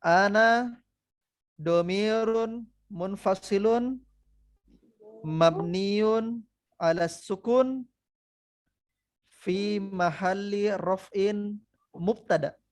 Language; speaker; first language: Arabic; non-native, fluent; Indonesian